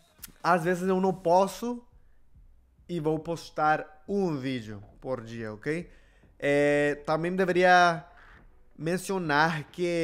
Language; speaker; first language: Portuguese; non-native, fluent; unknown